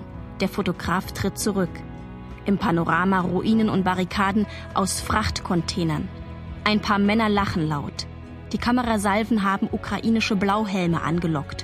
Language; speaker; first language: German; native; German